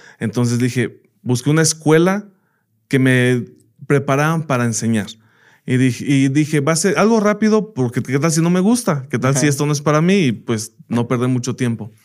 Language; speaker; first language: Spanish; early bilingual, heritage; Spanish